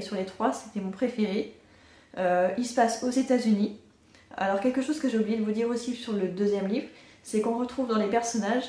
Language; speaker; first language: French; native; French